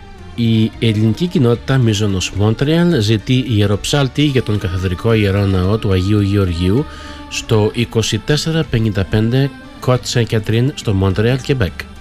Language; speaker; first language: Greek; native; Greek